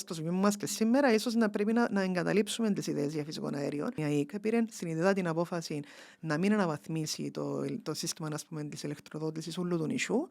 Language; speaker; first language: Greek; early bilingual, heritage; Greek